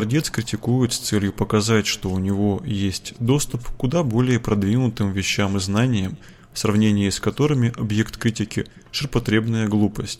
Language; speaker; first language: Russian; native; Russian